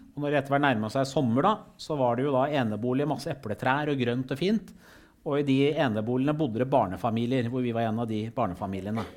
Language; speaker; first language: Norwegian; early bilingual, other home language; Persian